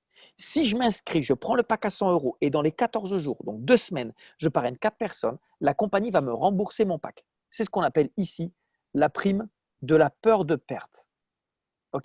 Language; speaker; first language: French; native; French